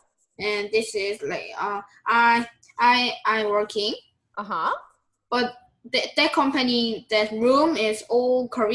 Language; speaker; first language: English; non-native, learner; Korean